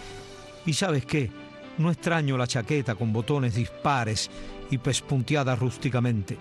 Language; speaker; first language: Spanish; native; Spanish